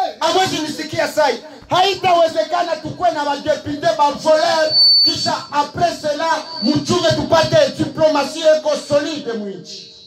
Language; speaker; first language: Swahili; native; Swahili